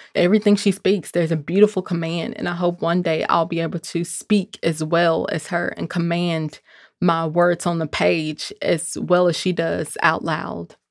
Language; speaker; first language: English; native; English